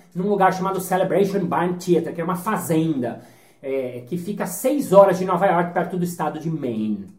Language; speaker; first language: Portuguese; native; Portuguese